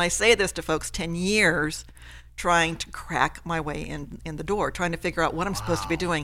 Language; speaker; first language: English; native; English